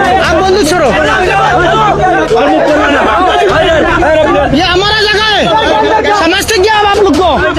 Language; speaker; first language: Hindi; non-native, learner; Bangla